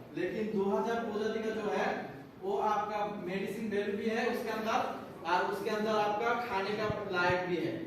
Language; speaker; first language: Hindi; non-native, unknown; Bangla